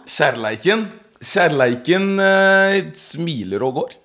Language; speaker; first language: Norwegian; native; Norwegian